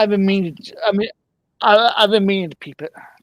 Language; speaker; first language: English; native; English